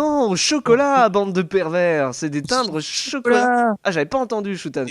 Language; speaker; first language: French; native; French